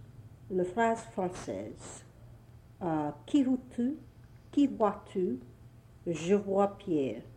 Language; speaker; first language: French; non-native, learner; English